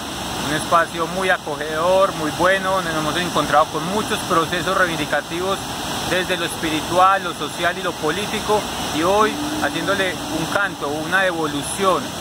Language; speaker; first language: Spanish; native; Spanish